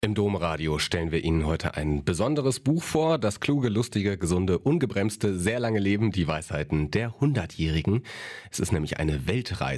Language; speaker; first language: German; native; German